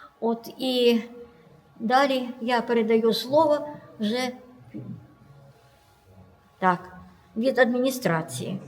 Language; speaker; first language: Ukrainian; non-native, local second language; Russian